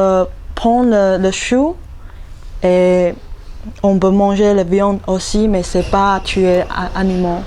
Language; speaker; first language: French; non-native, learner; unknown